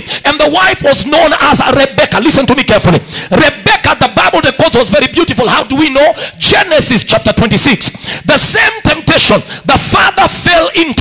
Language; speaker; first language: English; non-native, local second language; Swahili